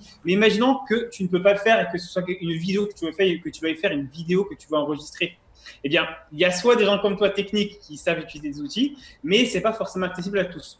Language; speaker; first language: French; native; French